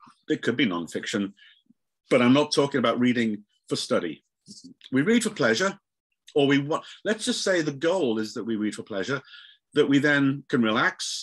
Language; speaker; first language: English; native; English